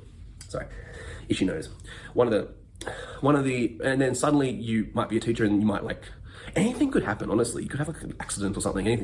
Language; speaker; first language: English; native; English